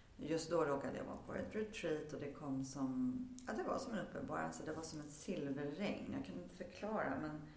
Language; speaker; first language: Swedish; early bilingual, heritage; Swedish